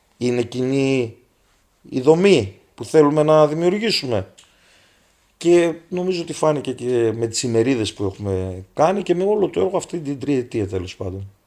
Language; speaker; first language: Greek; native; Greek